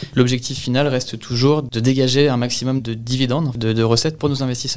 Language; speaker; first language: French; native; French